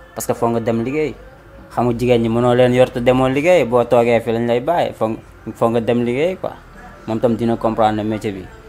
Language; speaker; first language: Wolof; native; Wolof